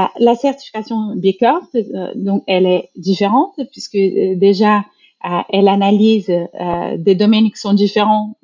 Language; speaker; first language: French; non-native, fluent; Portuguese